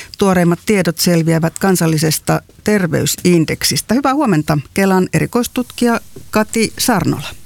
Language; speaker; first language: Finnish; native; Finnish